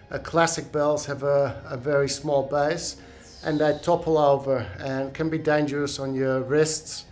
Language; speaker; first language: English; non-native, fluent; Dutch